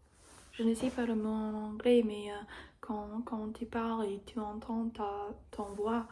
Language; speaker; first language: French; non-native, learner; English